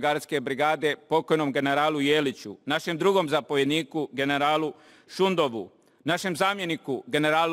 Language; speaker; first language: Bosnian; native; Bosnian